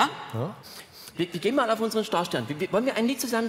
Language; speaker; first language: German; native; German